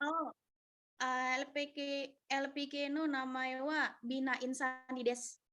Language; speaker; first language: Japanese; non-native, learner; Indonesian